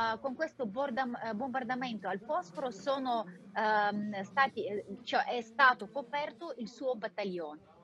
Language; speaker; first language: Italian; non-native, fluent; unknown